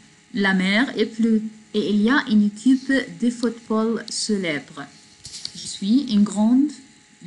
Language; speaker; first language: French; non-native, fluent; Arabic